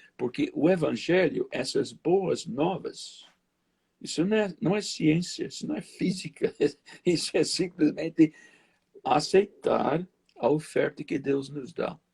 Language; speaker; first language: Portuguese; non-native, fluent; English